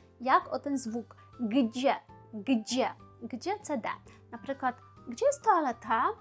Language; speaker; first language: Polish; non-native, fluent; Ukrainian